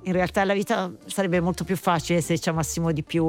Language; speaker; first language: Italian; native; Italian